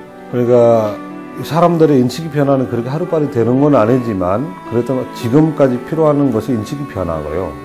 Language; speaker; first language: Korean; non-native, fluent; Nepali